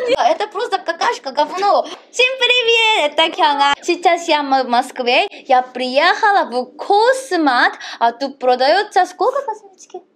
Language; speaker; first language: Russian; non-native, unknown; Korean